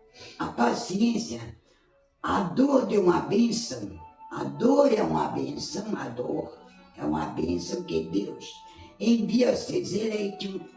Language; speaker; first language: Portuguese; native; Portuguese